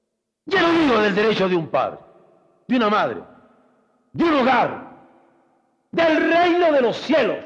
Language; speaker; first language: Spanish; native; Spanish